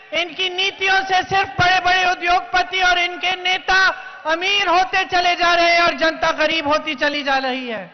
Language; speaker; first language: Hindi; native; Hindi